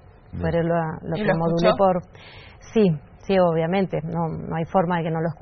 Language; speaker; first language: Spanish; native; Spanish